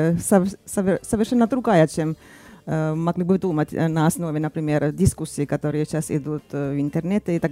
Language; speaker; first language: Russian; non-native, fluent; Finnish